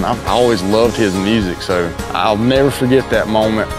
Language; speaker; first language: English; native; English